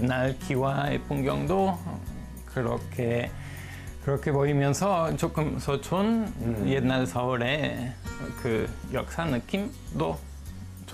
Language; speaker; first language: Korean; non-native, fluent; Spanish